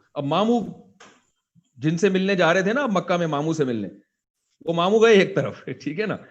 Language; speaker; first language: Urdu; native; Urdu